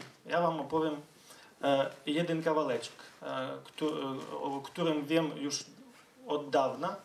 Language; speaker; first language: Polish; non-native, fluent; Ukrainian